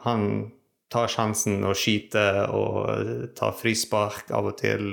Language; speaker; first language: Norwegian; non-native, fluent; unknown